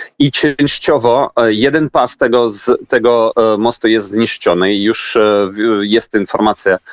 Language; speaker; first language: Polish; non-native, learner; Ukrainian